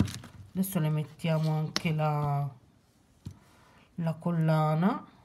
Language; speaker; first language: Italian; native; Italian